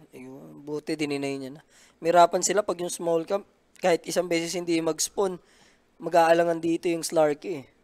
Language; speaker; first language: Filipino; native; Filipino